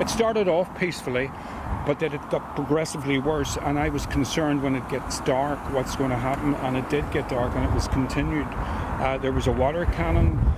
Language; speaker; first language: English; native; English